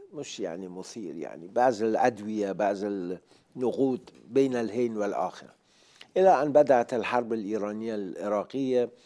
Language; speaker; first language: Arabic; non-native, fluent; Persian